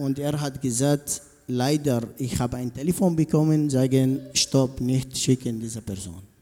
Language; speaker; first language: German; non-native, learner; Arabic